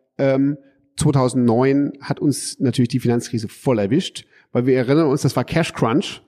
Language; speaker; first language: German; early bilingual, heritage; German